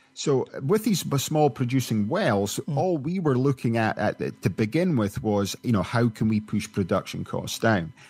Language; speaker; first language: English; native; English